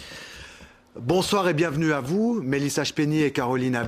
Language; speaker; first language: French; native; French